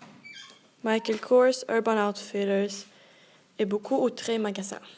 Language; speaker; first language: French; non-native, learner; Swedish